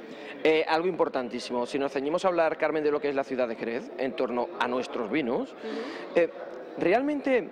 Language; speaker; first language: Spanish; native; Spanish